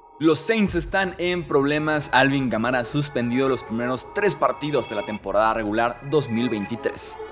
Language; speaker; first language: Spanish; native; Spanish